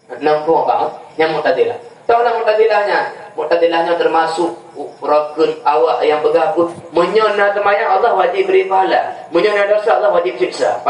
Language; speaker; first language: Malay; non-native, local second language; Achinese